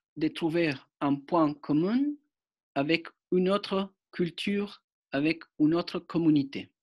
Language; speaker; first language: French; non-native, fluent; Spanish